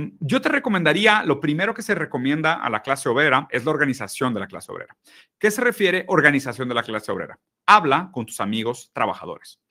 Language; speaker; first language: Spanish; early bilingual, other home language; Portuguese